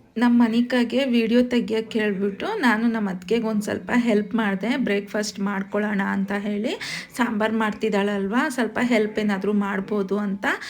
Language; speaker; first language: Kannada; native; Kannada